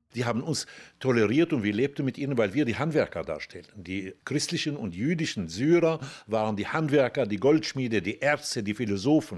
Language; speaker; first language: German; non-native, fluent; Arabic